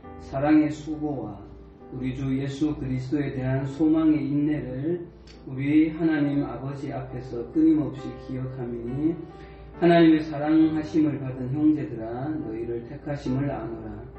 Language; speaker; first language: Korean; native; Korean